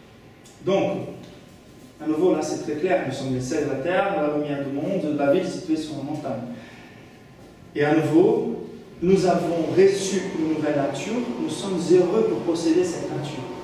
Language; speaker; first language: French; non-native, fluent; Portuguese